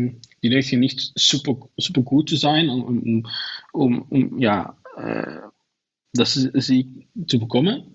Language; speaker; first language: German; non-native, learner; Dutch